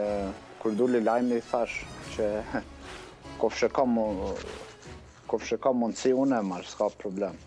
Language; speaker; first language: Albanian; early bilingual, heritage; Albanian